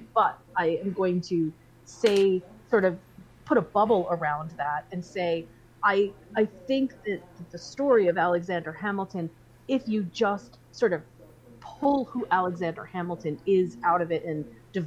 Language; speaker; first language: English; native; English